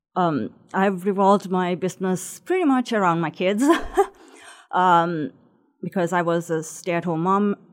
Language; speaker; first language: English; non-native, local second language; Sinhala